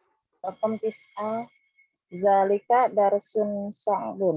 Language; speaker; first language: Arabic; non-native, learner; Indonesian